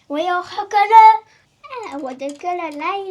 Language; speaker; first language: Chinese; non-native, learner; French